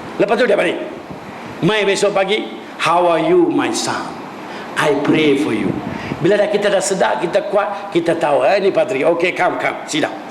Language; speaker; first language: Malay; non-native, local second language; Min Nan Chinese